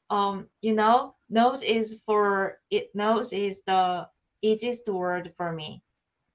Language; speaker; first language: English; non-native, learner; Korean